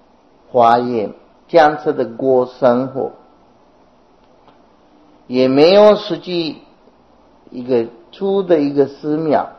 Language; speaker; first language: Chinese; non-native, fluent; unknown